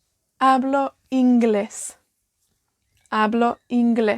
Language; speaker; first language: Spanish; non-native, fluent; Welsh